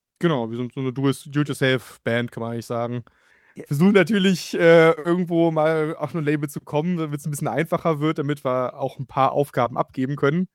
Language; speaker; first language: German; native; German